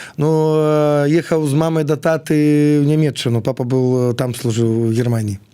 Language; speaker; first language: Belarusian; non-native, local second language; Russian